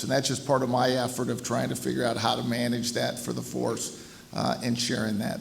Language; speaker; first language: English; native; English